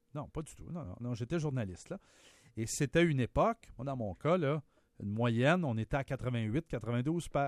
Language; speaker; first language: French; native; French